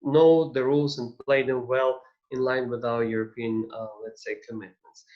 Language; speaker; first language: English; non-native, fluent; Ukrainian